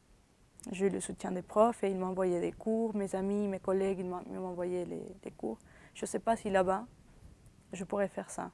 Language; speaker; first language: French; early bilingual, other home language; Spanish